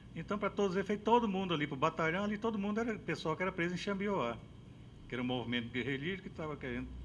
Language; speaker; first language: Portuguese; native; Portuguese